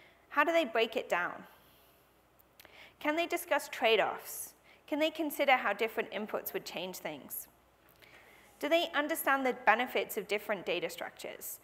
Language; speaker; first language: English; native; English